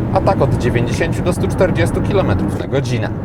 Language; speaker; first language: Polish; native; Polish